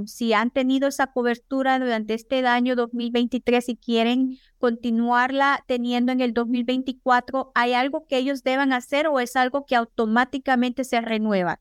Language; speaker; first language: Spanish; native; Spanish